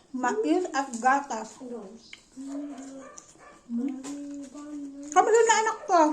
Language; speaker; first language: Filipino; native; Filipino